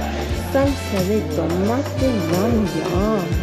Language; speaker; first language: Spanish; non-native, fluent; English